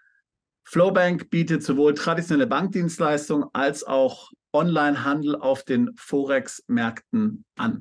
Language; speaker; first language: German; native; German